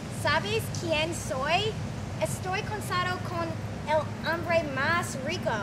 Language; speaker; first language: Spanish; non-native, learner; English